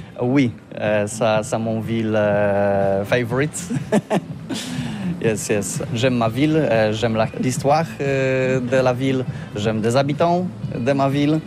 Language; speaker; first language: French; non-native, learner; Polish